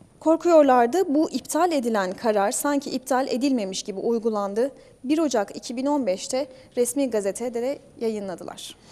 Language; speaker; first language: Turkish; native; Turkish